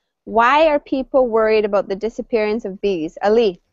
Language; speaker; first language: English; native; English